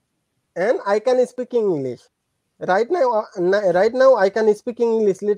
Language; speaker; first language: English; non-native, learner; Bangla